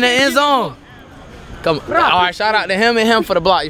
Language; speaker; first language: English; native; English